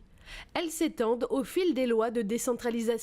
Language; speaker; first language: French; native; French